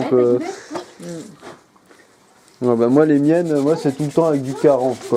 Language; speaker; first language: French; native; French